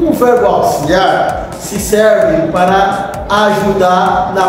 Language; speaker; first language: Portuguese; non-native, fluent; Haitian Creole